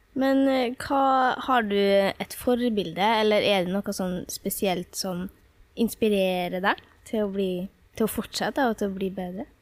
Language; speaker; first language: Norwegian; native; Norwegian